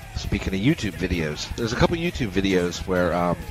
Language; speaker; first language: English; native; English